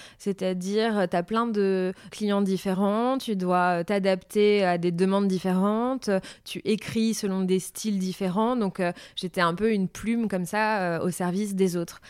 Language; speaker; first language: French; native; French